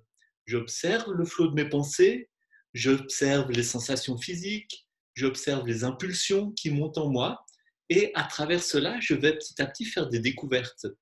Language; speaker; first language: French; native; French